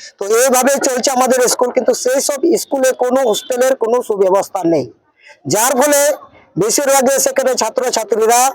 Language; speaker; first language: Bangla; non-native, local second language; Santali